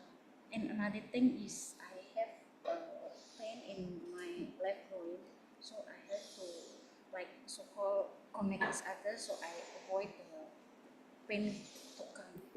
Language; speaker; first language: English; non-native, learner; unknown